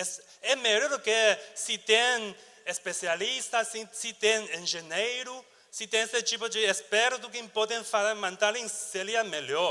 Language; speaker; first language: Portuguese; non-native, learner; Chinese